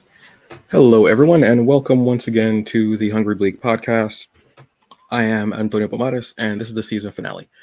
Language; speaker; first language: English; native; English